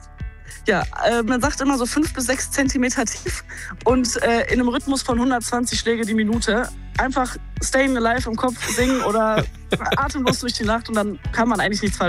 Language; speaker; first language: German; native; German